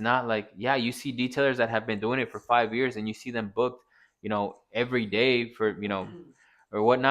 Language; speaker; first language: English; native; English